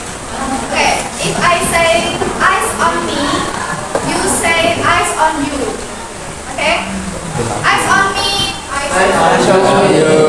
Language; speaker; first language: English; non-native, fluent; Indonesian